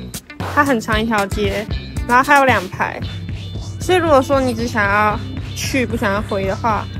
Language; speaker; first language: Chinese; native; Chinese